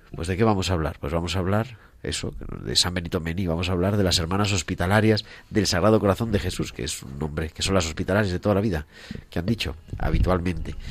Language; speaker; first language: Spanish; native; Spanish